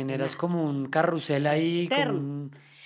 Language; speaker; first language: Spanish; native; Spanish